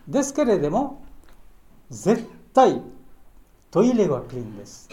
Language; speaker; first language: Japanese; non-native, learner; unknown